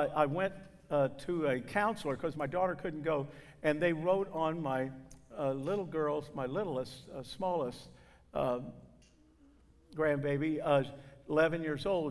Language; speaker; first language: English; native; English